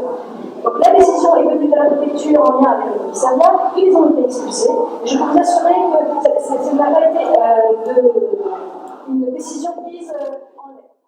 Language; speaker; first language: French; native; French